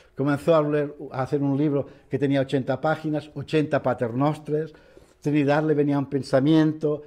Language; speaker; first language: Spanish; non-native, local second language; Catalan